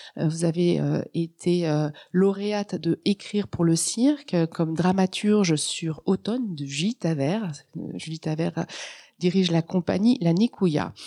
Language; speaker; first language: French; native; French